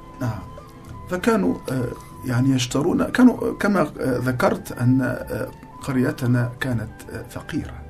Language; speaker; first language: Arabic; native; Arabic